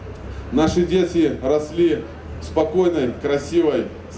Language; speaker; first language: Russian; native; Russian